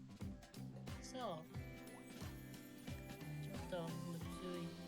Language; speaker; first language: Japanese; non-native, learner; Chinese